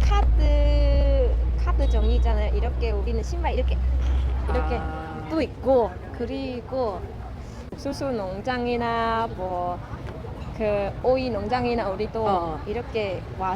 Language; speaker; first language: Korean; non-native, learner; Vietnamese